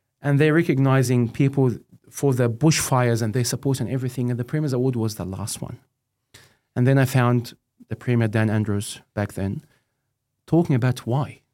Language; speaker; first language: English; non-native, fluent; Arabic